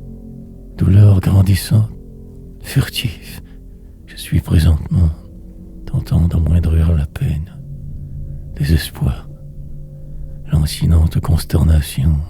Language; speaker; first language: French; native; French